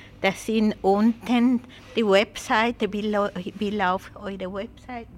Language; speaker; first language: German; non-native, learner; Spanish